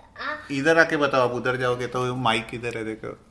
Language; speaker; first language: Hindi; native; Hindi